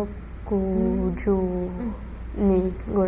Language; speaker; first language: Japanese; non-native, learner; Spanish